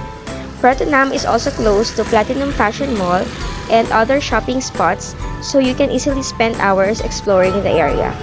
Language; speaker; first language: English; non-native, local second language; Filipino